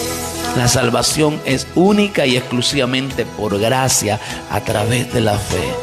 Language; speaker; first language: Spanish; native; Spanish